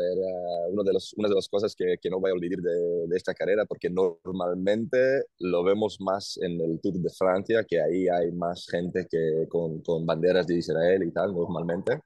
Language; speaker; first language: Spanish; non-native, learner; Hebrew